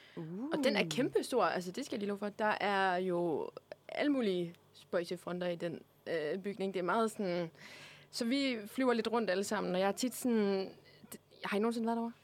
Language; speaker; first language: Danish; native; Danish